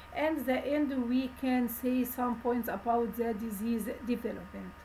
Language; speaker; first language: English; non-native, fluent; Arabic